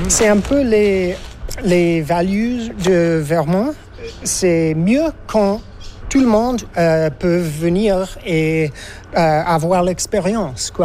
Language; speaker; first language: French; non-native, fluent; English